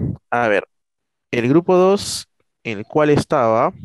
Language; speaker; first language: Spanish; native; Spanish